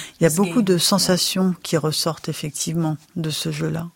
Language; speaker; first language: French; non-native, fluent; Portuguese